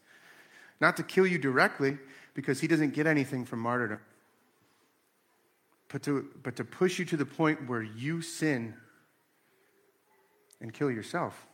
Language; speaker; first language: English; native; English